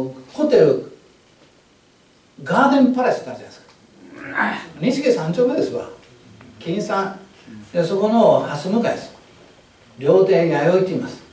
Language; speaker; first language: Japanese; native; Japanese